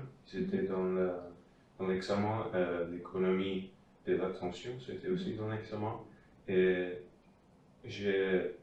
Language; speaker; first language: French; non-native, fluent; Dutch